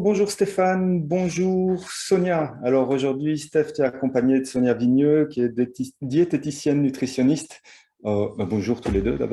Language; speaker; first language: French; native; French